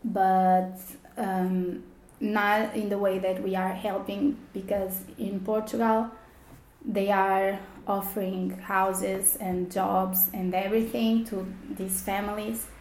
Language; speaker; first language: English; non-native, fluent; Portuguese